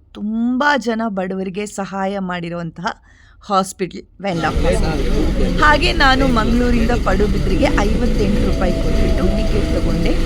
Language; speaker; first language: Kannada; non-native, local second language; Tulu